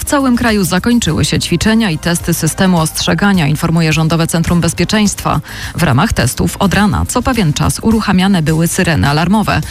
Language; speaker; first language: Polish; native; Polish